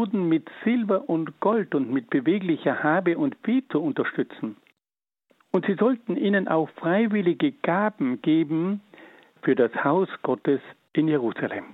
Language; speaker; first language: German; native; German